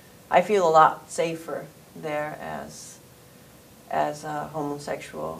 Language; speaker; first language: English; early bilingual, other home language; Spanish